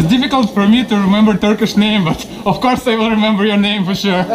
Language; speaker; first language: English; non-native, fluent; Russian